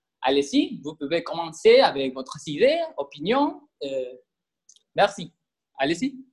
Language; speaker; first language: French; non-native, learner; Spanish